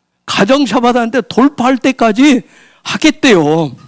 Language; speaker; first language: Korean; native; Korean